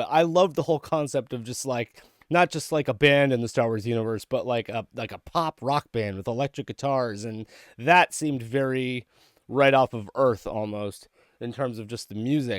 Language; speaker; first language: English; native; English